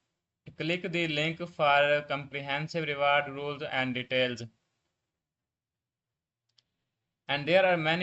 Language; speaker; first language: English; non-native, learner; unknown